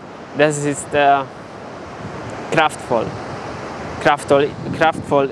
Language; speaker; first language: German; non-native, fluent; Serbian